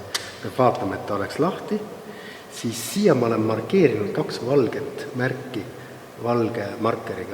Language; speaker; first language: Estonian; native; Estonian